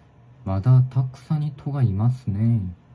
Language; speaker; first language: Japanese; non-native, learner; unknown